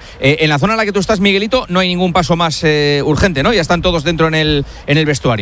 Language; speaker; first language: Spanish; native; Spanish